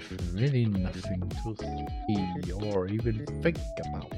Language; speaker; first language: English; non-native, fluent; German